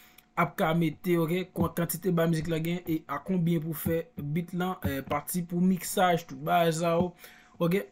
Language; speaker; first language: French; non-native, local second language; Haitian Creole